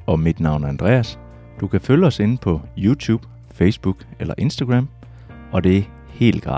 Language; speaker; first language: Danish; native; Danish